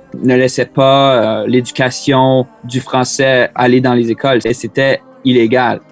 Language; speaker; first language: French; native; French